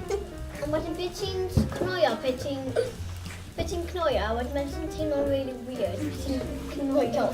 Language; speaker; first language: Welsh; non-native, local second language; English